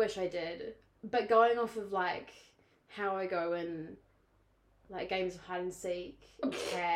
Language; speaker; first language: English; native; English